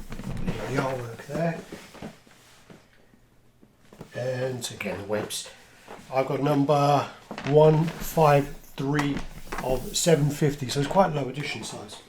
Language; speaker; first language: English; native; English